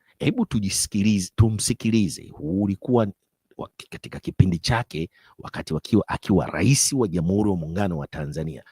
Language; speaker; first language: Swahili; native; Swahili